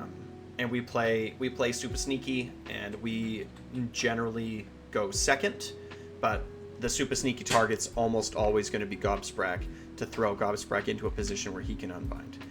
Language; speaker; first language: English; native; English